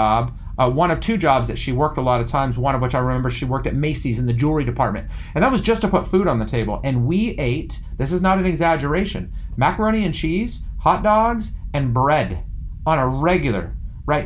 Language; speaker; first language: English; native; English